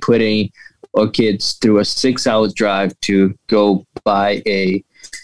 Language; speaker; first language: English; non-native, fluent; Portuguese